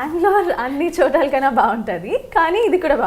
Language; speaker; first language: Telugu; non-native, local second language; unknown